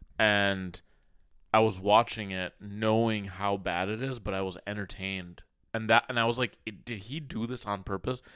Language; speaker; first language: English; early bilingual, other home language; Arabic